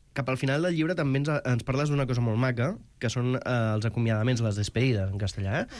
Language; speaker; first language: Catalan; native; Catalan